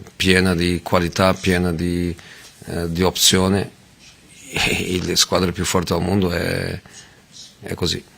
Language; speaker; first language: Italian; non-native, fluent; Portuguese